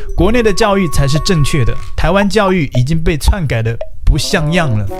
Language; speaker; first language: Chinese; native; Chinese